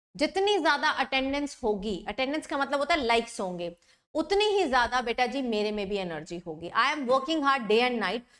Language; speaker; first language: Hindi; native; Hindi